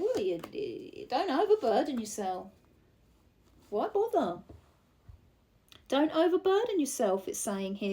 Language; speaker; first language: English; native; English